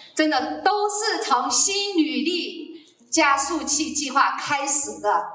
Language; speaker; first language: Chinese; native; Chinese